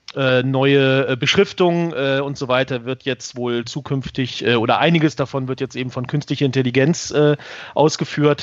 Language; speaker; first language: German; native; German